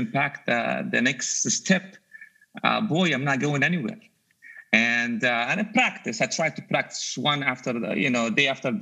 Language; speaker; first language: English; non-native, fluent; Arabic